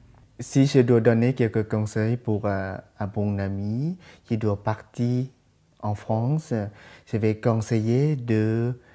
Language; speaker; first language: French; non-native, fluent; Thai